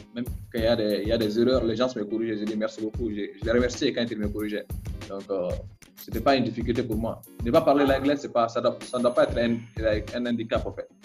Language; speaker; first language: French; non-native, local second language; Bambara